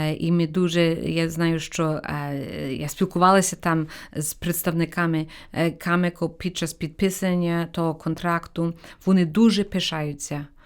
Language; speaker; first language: Ukrainian; early bilingual, heritage; Ukrainian